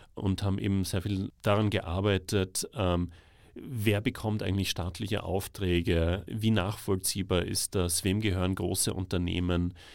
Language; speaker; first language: German; native; German